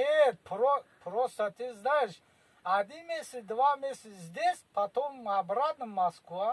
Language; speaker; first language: Russian; non-native, learner; Tajik